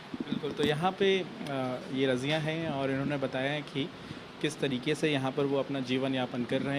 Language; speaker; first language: Hindi; native; Hindi